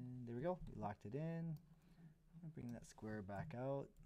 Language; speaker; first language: English; native; English